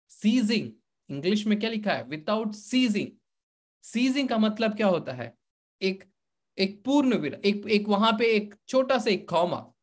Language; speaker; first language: Hindi; native; Hindi